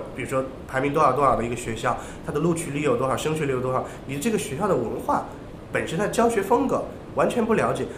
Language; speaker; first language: Chinese; native; Chinese